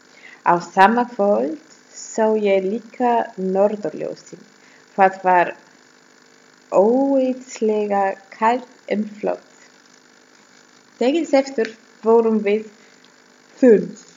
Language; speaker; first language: Icelandic; non-native, learner; German